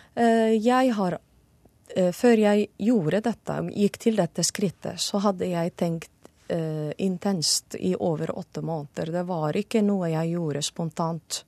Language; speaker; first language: Norwegian; non-native, fluent; Arabic